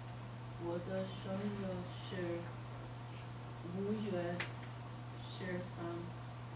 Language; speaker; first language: Chinese; non-native, learner; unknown